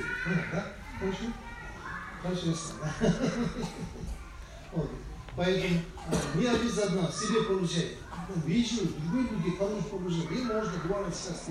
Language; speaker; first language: Russian; non-native, learner; Tibetan